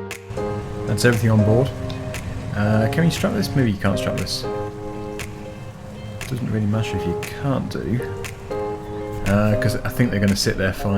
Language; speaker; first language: English; native; English